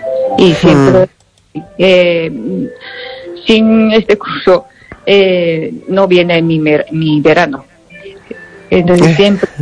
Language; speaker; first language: Spanish; non-native, learner; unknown